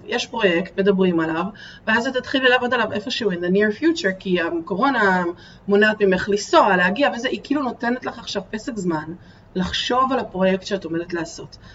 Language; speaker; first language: Hebrew; early bilingual, other home language; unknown